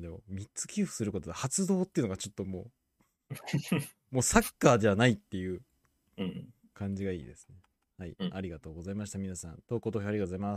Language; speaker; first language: Japanese; native; Japanese